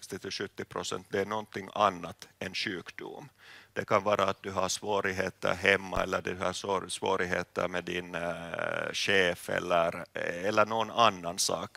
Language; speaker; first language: Swedish; non-native, local second language; Finnish